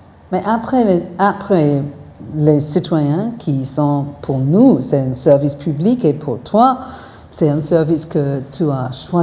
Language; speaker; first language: French; non-native, fluent; English